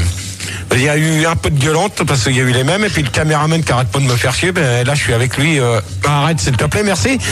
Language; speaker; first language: French; native; French